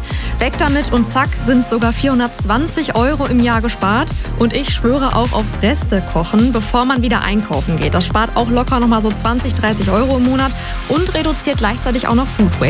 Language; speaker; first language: German; native; German